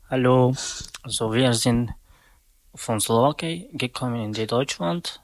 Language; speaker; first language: German; non-native, learner; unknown